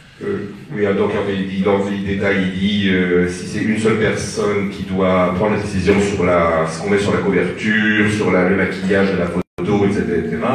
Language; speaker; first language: French; native; French